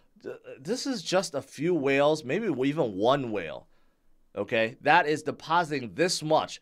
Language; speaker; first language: English; native; English